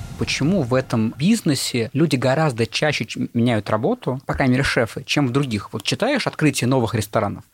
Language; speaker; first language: Russian; native; Russian